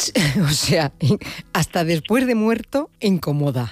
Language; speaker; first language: Spanish; native; Spanish